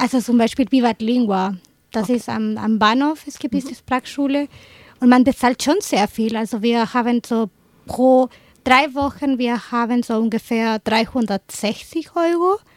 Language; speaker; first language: German; non-native, learner; Spanish